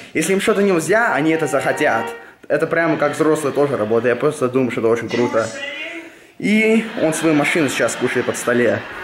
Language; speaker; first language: Russian; early bilingual, heritage; Russian